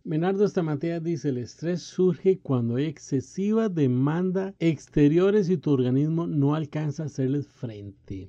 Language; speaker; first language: Spanish; native; Spanish